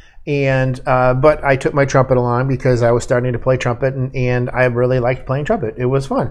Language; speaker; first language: English; native; English